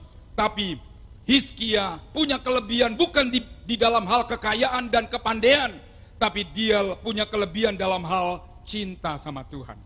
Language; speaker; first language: Indonesian; non-native, local second language; Javanese